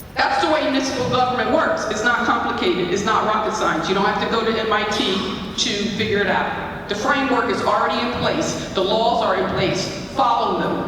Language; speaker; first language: English; native; English